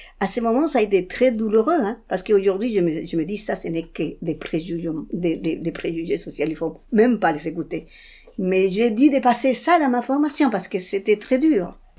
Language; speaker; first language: French; non-native, fluent; Spanish